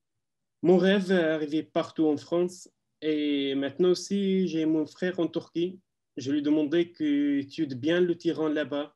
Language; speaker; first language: French; non-native, learner; Arabic